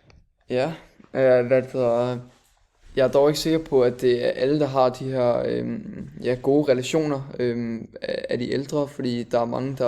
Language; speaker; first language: Danish; native; Danish